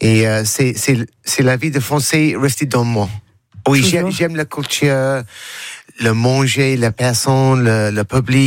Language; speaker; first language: French; non-native, learner; English